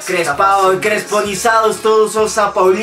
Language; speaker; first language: Portuguese; non-native, learner; Spanish